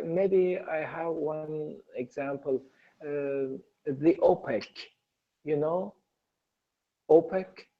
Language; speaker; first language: English; non-native, learner; Persian